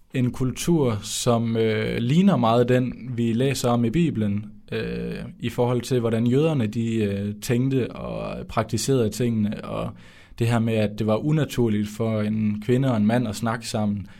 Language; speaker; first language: Danish; native; Danish